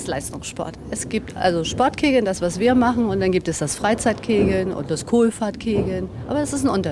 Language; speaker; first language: German; native; German